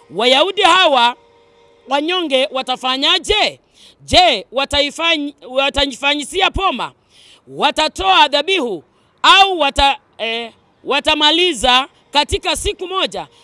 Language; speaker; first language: Swahili; non-native, local second language; Luyia